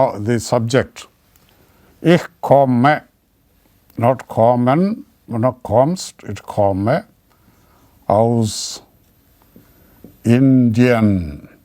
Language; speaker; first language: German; non-native, learner; Malayalam